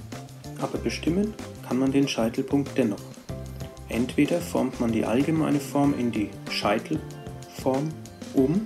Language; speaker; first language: German; native; German